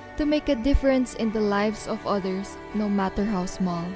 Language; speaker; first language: English; non-native, local second language; Pampanga